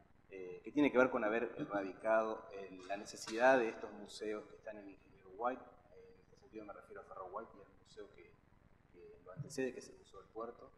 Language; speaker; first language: Spanish; native; Spanish